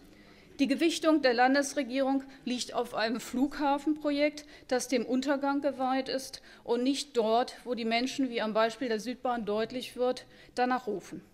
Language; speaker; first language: German; native; German